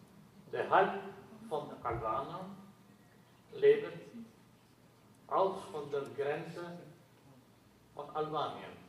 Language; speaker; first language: German; non-native, learner; Albanian